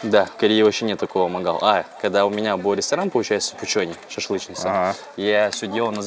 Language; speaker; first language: Russian; non-native, fluent; Korean